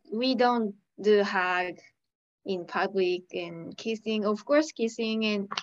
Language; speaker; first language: English; non-native, learner; Japanese